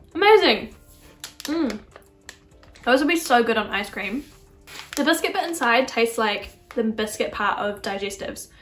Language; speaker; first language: English; native; English